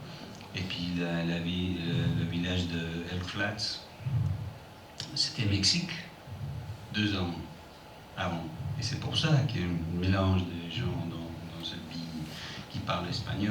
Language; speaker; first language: French; non-native, fluent; English